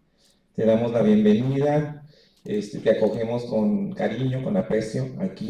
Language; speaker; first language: Spanish; native; Spanish